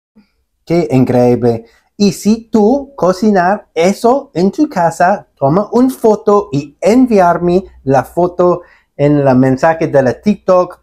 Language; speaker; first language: Spanish; non-native, learner; English